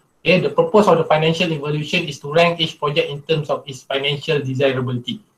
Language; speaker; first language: English; non-native, local second language; Malay